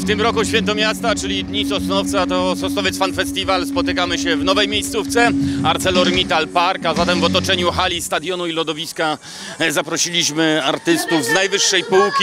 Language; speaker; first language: Polish; native; Polish